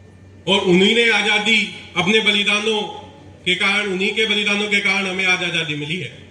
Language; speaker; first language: Hindi; native; Hindi